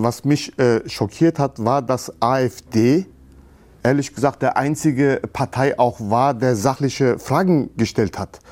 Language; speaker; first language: German; early bilingual, other home language; Turkish